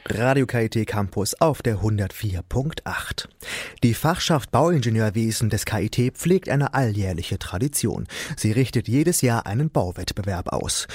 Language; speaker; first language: German; native; German